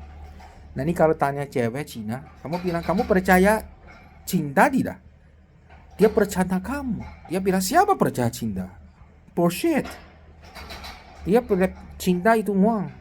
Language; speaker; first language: Indonesian; non-native, learner; Chinese